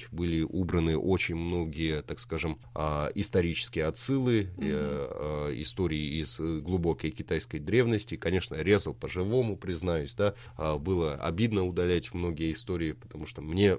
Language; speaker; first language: Russian; native; Russian